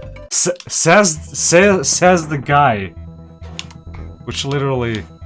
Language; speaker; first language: English; non-native, fluent; Swiss German